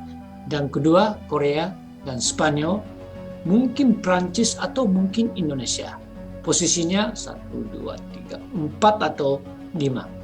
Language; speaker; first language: Indonesian; non-native, fluent; Japanese